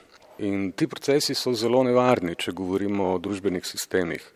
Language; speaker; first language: Slovenian; native; Slovenian